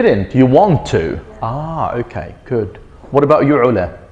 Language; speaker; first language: English; non-native, fluent; Arabic